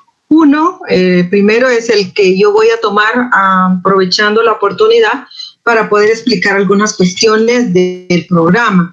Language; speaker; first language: Spanish; native; Spanish